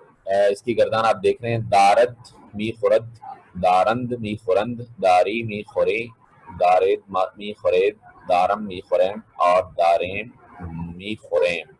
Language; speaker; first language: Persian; non-native, fluent; Urdu